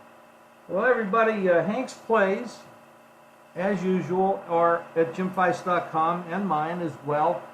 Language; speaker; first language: English; native; English